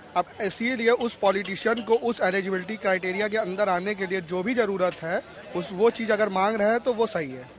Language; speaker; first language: Hindi; native; Hindi